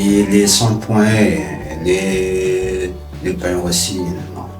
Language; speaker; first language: French; non-native, local second language; Malagasy